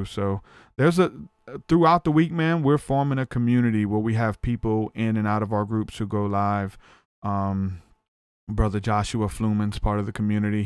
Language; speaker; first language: English; native; English